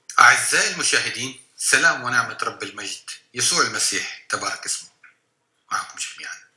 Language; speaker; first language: Arabic; native; Arabic